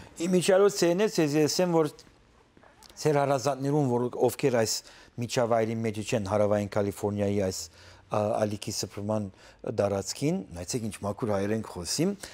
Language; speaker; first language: Armenian; early bilingual, heritage; Armenian